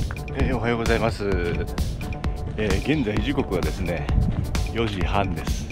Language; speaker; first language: Japanese; native; Japanese